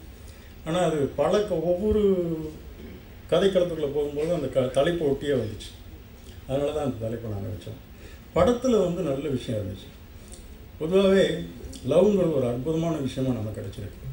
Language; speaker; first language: Tamil; native; Tamil